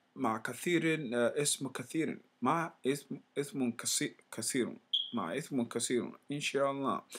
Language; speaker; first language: Arabic; non-native, learner; English